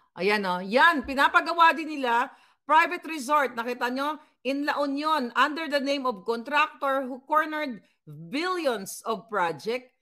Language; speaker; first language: Filipino; non-native, local second language; Cebuano